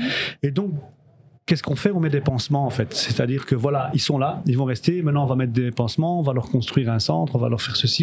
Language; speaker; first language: French; early bilingual, other home language; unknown